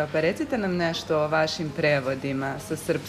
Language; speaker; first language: Serbian; native; Serbian